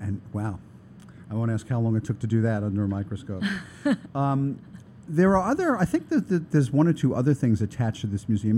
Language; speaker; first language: English; native; English